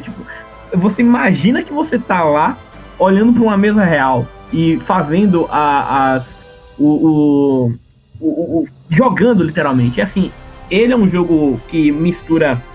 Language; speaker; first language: Portuguese; native; Portuguese